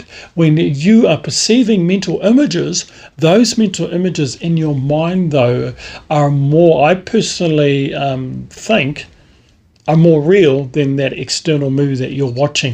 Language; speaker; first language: English; native; English